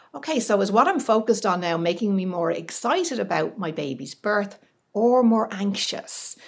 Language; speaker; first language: English; native; English